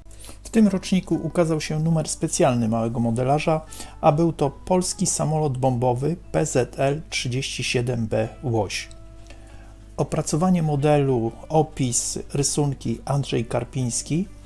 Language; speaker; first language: Polish; native; Polish